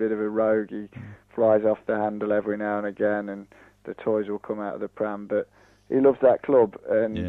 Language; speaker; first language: English; native; English